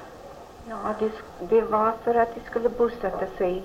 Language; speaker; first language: Swedish; early bilingual, heritage; Swedish